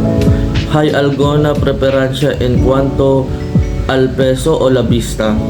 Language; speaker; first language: Spanish; non-native, learner; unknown